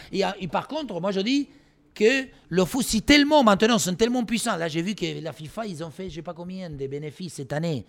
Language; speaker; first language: French; non-native, fluent; Spanish